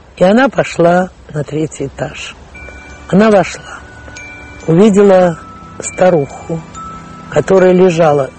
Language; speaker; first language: Russian; native; Russian